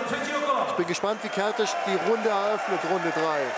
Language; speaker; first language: German; native; German